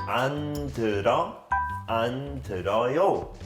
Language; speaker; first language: Korean; non-native, learner; English